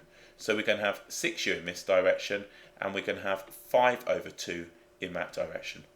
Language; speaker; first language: English; native; English